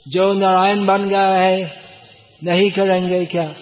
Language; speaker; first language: Hindi; non-native, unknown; English